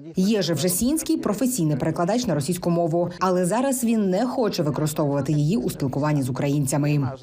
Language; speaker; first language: Ukrainian; native; Ukrainian